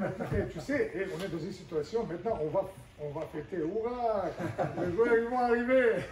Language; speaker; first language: French; non-native, fluent; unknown